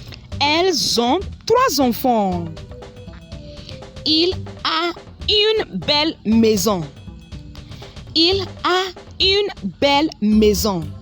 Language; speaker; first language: French; non-native, fluent; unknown